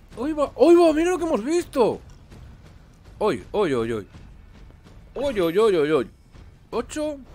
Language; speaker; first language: Spanish; native; Spanish